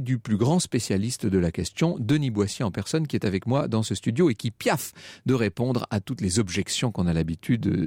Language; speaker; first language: French; native; French